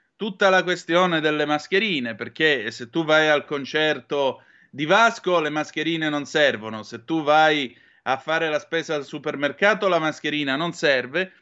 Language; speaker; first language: Italian; native; Italian